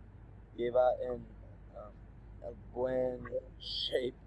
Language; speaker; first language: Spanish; non-native, learner; English